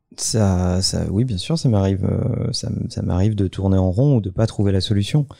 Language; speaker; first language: French; native; French